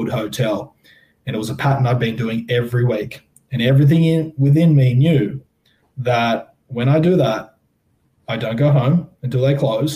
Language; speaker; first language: English; native; English